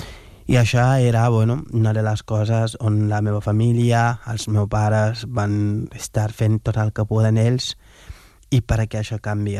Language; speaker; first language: Catalan; non-native, fluent; Wolof